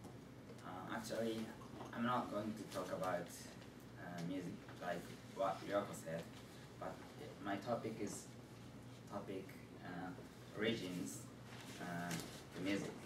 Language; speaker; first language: English; non-native, fluent; Japanese